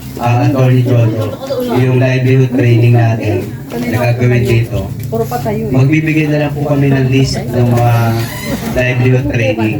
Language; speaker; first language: Filipino; native; Filipino